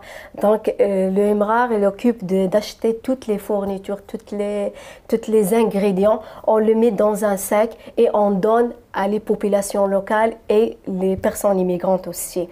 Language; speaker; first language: French; non-native, local second language; Arabic